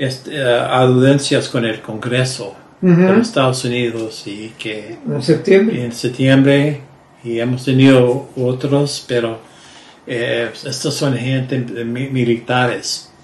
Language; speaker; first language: Spanish; early bilingual, heritage; Spanish